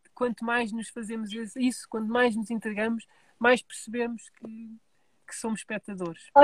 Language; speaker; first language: Portuguese; native; Portuguese